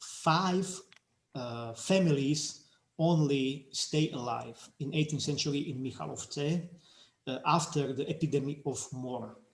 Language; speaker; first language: English; non-native, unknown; Slovak